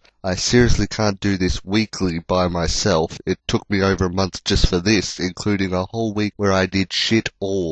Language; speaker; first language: English; native; English